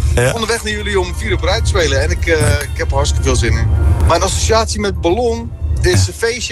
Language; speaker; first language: Dutch; native; Dutch